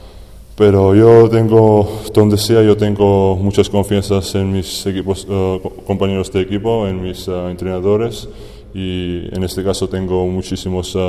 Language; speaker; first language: Spanish; non-native, fluent; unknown